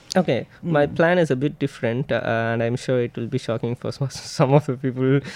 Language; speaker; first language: English; non-native, local second language; Tamil